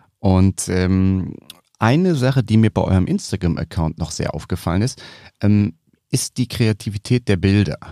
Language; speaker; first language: German; native; German